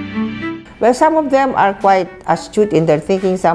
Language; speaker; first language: English; non-native, local second language; Filipino